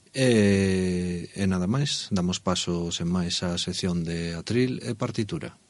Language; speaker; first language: Galician; native; Galician